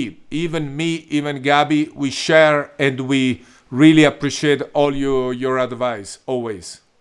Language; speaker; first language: English; non-native, fluent; Italian